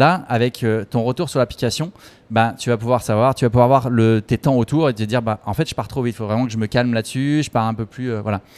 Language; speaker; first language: French; native; French